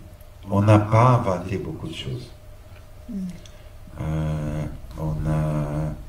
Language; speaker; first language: French; non-native, fluent; Portuguese